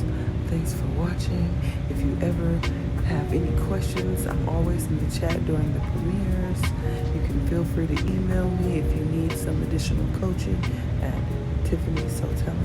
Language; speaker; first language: English; native; English